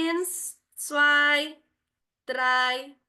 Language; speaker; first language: German; non-native, fluent; Indonesian